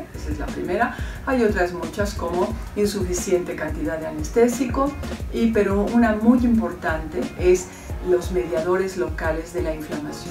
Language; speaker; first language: Spanish; native; Spanish